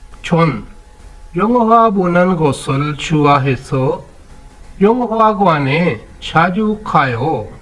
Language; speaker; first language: Korean; non-native, fluent; Urdu